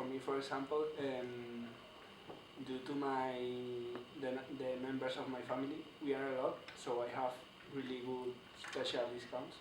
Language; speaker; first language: English; non-native, fluent; Spanish